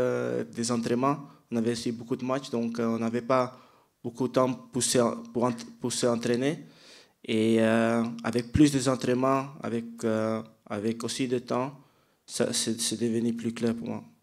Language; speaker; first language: French; non-native, fluent; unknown